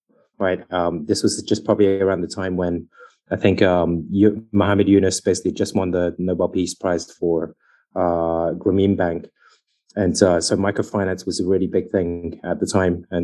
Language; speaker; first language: English; native; English